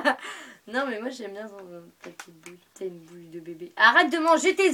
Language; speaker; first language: French; native; French